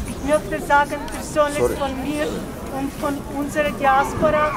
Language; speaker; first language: German; non-native, learner; Ukrainian